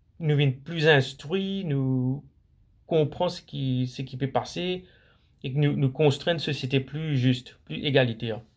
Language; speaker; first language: French; non-native, local second language; Morisyen